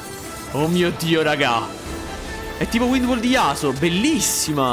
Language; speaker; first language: Italian; native; Italian